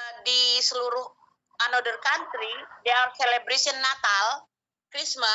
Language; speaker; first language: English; non-native, learner; Indonesian